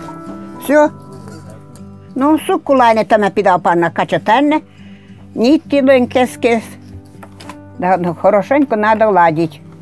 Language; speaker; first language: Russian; non-native, local second language; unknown